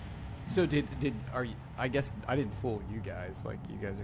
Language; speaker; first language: English; native; English